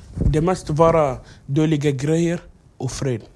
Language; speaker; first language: Swedish; non-native, fluent; Arabic